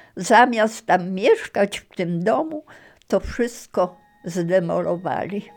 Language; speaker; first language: Polish; native; Polish